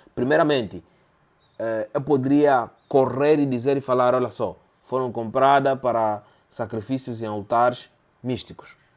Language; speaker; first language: Portuguese; native; Portuguese